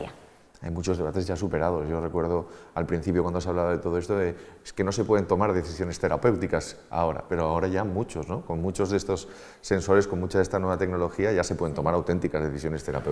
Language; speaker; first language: Spanish; native; Spanish